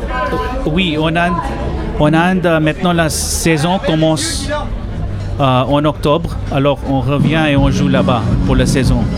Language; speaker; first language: French; non-native, learner; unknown